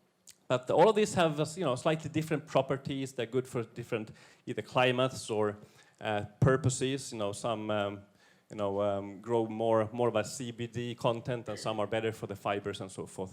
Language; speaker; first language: English; non-native, fluent; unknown